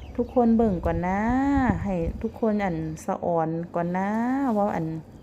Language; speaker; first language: Thai; native; Thai